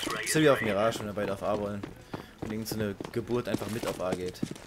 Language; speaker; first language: German; native; German